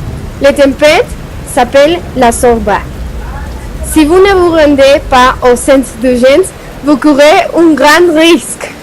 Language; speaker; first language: French; non-native, learner; Spanish